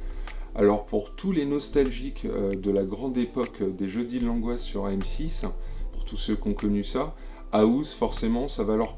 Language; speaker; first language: French; native; French